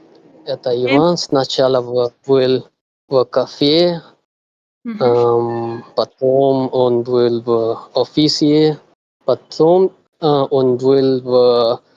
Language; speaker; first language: Russian; non-native, learner; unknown